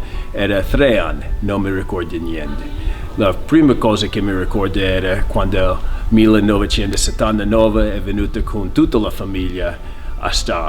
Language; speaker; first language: Italian; early bilingual, heritage; Italian